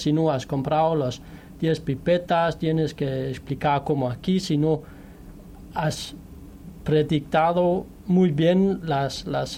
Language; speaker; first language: Spanish; non-native, fluent; Danish